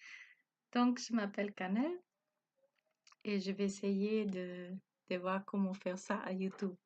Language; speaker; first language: French; non-native, learner; Spanish